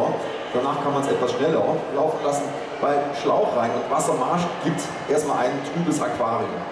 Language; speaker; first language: German; native; German